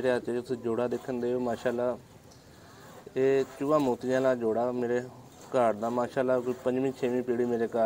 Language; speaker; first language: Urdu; non-native, local second language; Punjabi